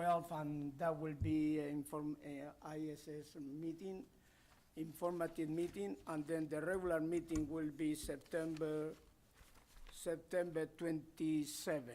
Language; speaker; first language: English; non-native, fluent; Spanish